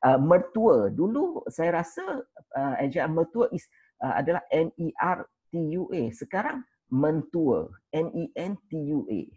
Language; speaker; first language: Malay; native; Malay